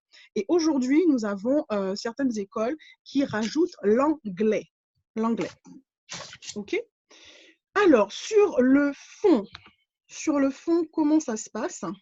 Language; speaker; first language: French; native; French